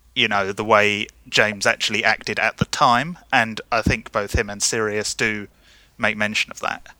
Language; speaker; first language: English; native; English